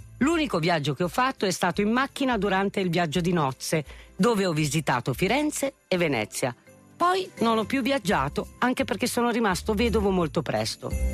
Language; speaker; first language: Italian; native; Italian